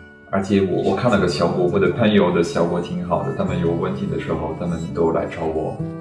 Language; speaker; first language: Chinese; non-native, fluent; French